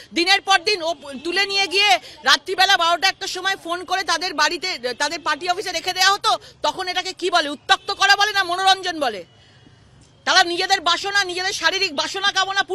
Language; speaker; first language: Bangla; native; Bangla